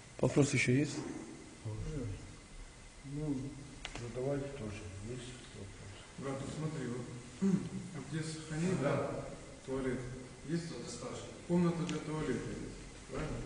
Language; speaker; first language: Russian; non-native, learner; Turkish